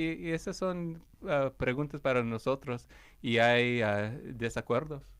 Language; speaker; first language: Spanish; non-native, fluent; English